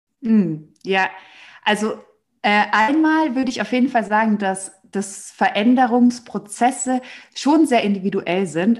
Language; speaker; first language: German; native; German